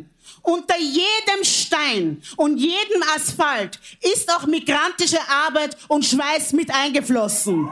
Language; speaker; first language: German; early bilingual, other home language; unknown